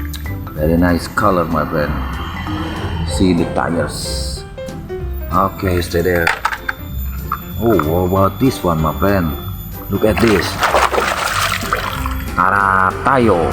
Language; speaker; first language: English; non-native, learner; Indonesian